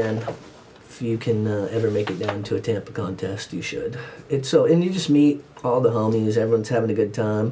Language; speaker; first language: English; native; English